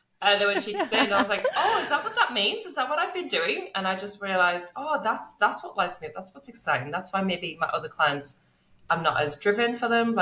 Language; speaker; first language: English; native; English